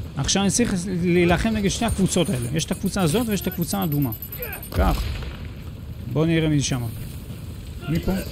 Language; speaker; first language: Hebrew; native; Hebrew